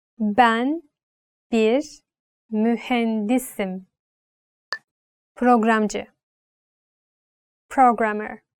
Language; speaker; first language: Turkish; native; Turkish